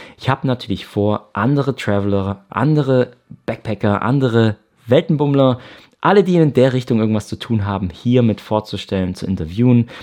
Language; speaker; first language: German; native; German